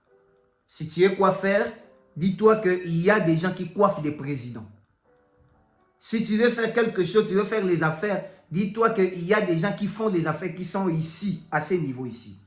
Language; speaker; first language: French; non-native, local second language; Lingala